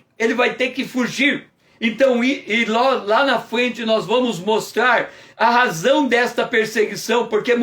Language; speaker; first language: Portuguese; native; Portuguese